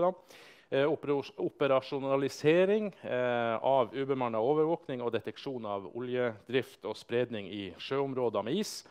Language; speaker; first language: Norwegian; native; Norwegian